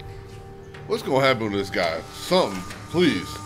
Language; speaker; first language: English; native; English